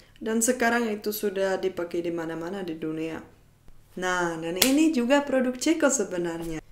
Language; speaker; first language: Indonesian; non-native, fluent; Czech